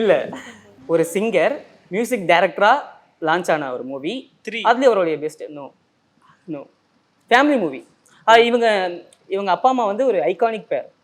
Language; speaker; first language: Tamil; native; Tamil